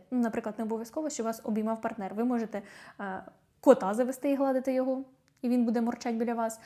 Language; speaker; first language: Ukrainian; native; Ukrainian